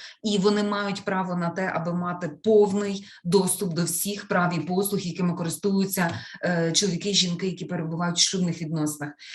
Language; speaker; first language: Ukrainian; native; Ukrainian